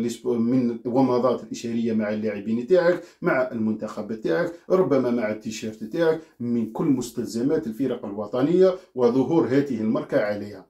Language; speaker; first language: Arabic; native; Arabic